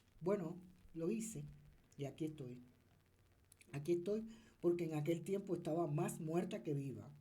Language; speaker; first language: Spanish; native; Spanish